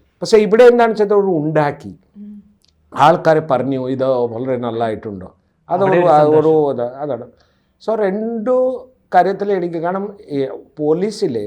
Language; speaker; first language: Malayalam; non-native, local second language; Odia